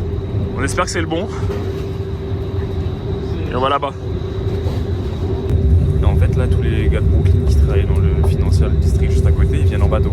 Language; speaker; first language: French; native; French